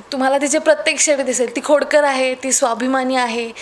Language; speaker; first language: Marathi; native; Marathi